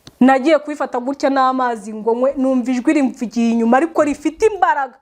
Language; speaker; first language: Kinyarwanda; native; Kinyarwanda